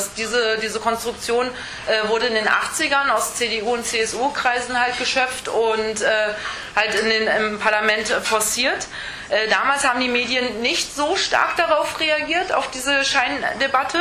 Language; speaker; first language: German; native; German